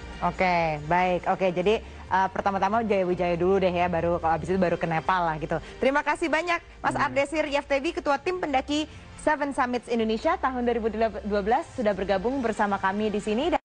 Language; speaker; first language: Indonesian; native; Indonesian